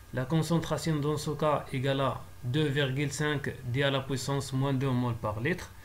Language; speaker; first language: French; non-native, local second language; Arabic